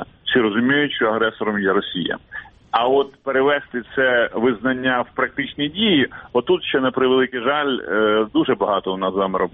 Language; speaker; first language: Ukrainian; native; Ukrainian